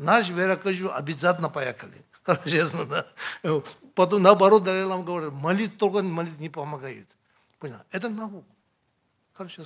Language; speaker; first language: Russian; non-native, learner; Tibetan